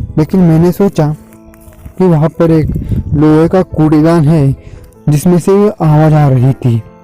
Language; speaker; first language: Hindi; non-native, local second language; Marathi